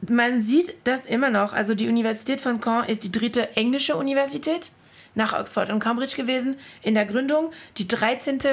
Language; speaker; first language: German; non-native, fluent; French